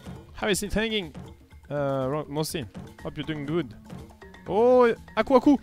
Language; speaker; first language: English; non-native, fluent; French